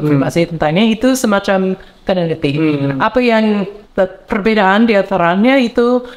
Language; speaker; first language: Indonesian; non-native, learner; English